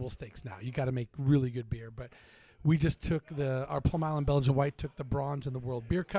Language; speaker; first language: English; native; English